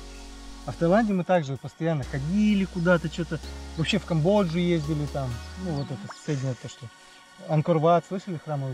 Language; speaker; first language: Russian; native; Russian